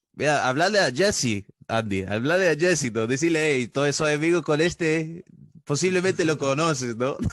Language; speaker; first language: Spanish; early bilingual, heritage; Spanish